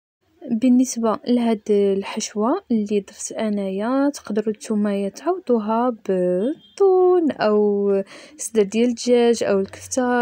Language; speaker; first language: Arabic; native; Arabic